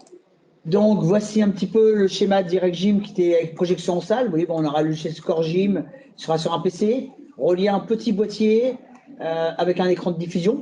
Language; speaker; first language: French; native; French